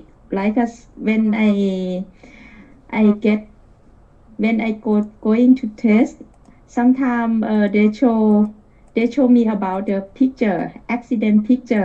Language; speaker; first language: English; non-native, learner; Thai